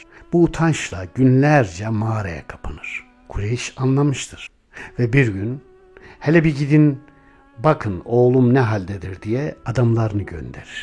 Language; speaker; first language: Turkish; native; Turkish